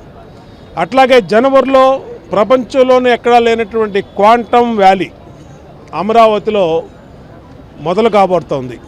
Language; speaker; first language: Telugu; native; Telugu